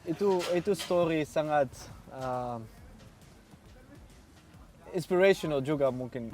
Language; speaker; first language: Indonesian; non-native, fluent; Dutch